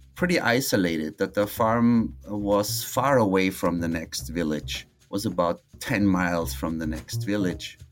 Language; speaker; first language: English; non-native, fluent; German